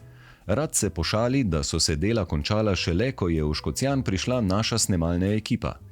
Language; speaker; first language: Slovenian; native; Slovenian